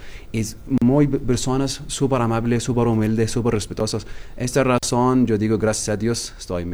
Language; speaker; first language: Spanish; non-native, learner; Arabic